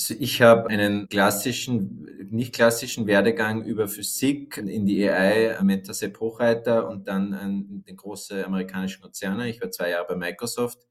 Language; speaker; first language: German; native; German